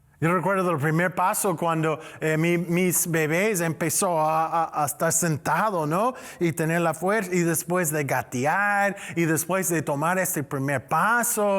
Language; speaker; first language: Spanish; non-native, learner; English